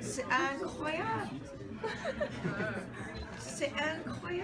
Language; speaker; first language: French; non-native, learner; English